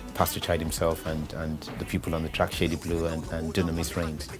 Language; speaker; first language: English; non-native, local second language; Yoruba